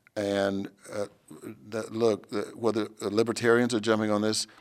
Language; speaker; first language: English; native; English